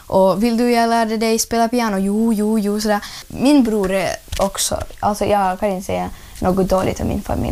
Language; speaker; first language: Swedish; non-native, learner; Russian